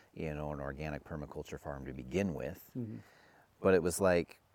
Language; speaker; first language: English; native; English